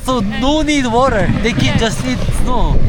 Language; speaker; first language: English; non-native, learner; Korean